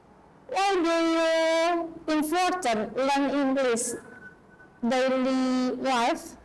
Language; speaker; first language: English; non-native, learner; Indonesian